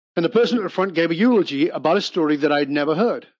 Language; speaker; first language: English; native; English